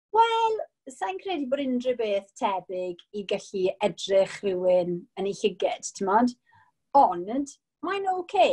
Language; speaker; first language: Welsh; non-native, local second language; English